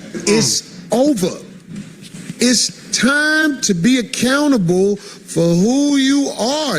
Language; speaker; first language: English; native; English